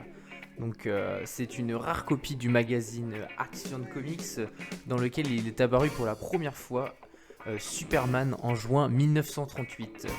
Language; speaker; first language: French; native; French